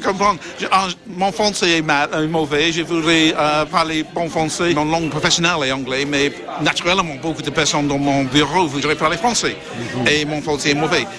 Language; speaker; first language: French; non-native, learner; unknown